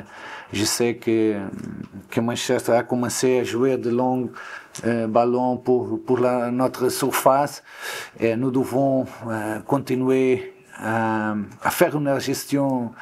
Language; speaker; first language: French; non-native, learner; Portuguese